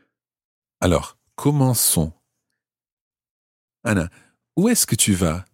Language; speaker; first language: French; non-native, fluent; English